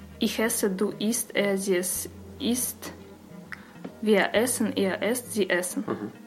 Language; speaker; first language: German; non-native, learner; Russian